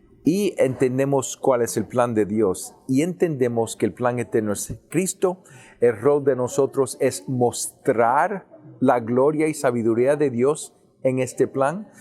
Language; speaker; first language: Spanish; early bilingual, heritage; English